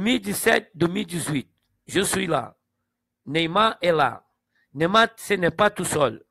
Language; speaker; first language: French; non-native, fluent; Portuguese